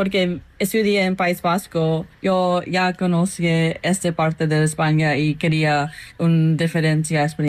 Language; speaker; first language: Spanish; non-native, learner; English